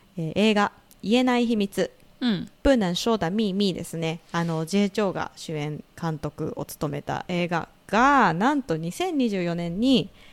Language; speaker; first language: Japanese; native; Japanese